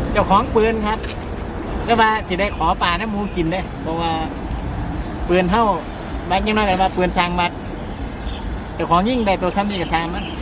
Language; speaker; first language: Thai; non-native, local second language; Northeastern Thai